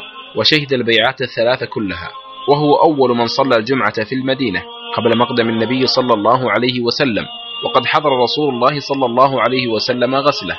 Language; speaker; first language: Arabic; native; Arabic